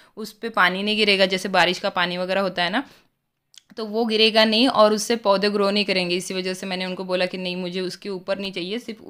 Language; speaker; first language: Hindi; native; Hindi